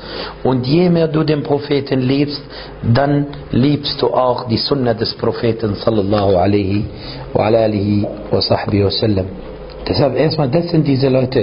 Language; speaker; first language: German; non-native, fluent; Arabic